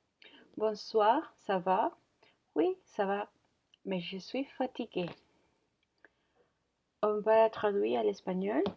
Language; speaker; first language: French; non-native, learner; Spanish